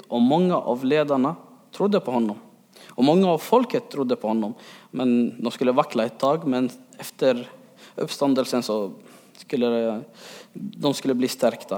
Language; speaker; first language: Swedish; early bilingual, other home language; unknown